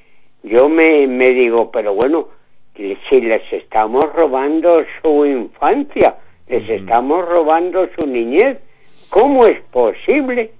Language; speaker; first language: Spanish; native; Spanish